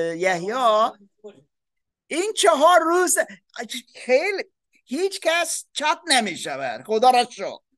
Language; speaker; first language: Persian; non-native, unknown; German